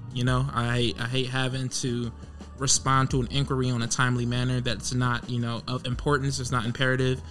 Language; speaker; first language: English; native; English